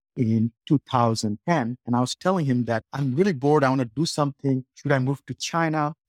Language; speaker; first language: English; non-native, local second language; Bangla